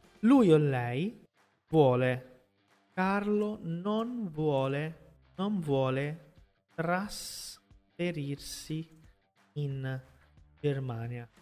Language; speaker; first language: Italian; non-native, fluent; Portuguese